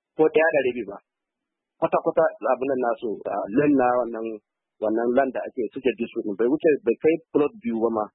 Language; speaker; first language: Hausa; native; Hausa